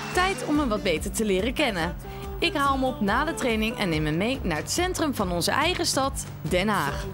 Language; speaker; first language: Dutch; native; Dutch